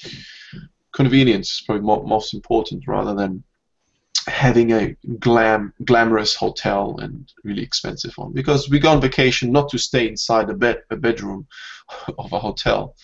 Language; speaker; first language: English; non-native, fluent; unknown